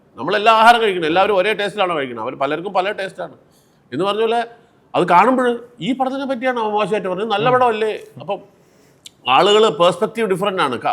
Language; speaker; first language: Malayalam; native; Malayalam